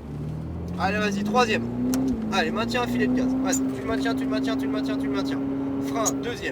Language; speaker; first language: French; native; French